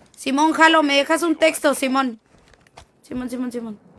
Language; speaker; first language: Spanish; native; Spanish